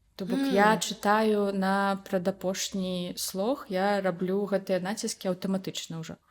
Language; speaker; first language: Belarusian; native; Belarusian